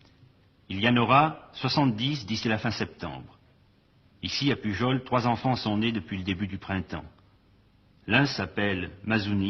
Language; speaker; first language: French; native; French